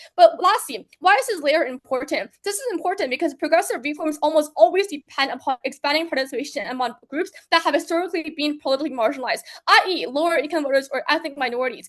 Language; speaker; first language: English; non-native, fluent; Chinese